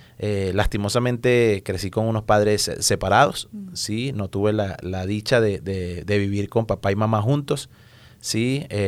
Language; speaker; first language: Spanish; native; Spanish